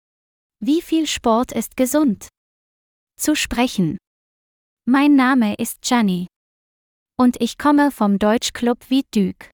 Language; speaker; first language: German; non-native, fluent; Vietnamese